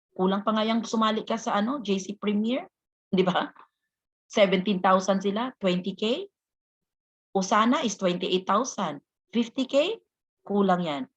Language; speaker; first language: Filipino; non-native, local second language; Hiligaynon